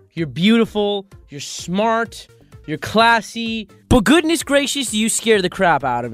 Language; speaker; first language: English; native; English